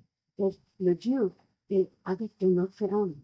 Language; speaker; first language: French; non-native, learner; English